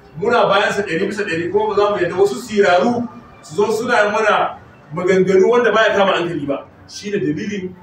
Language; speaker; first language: Hausa; non-native, local second language; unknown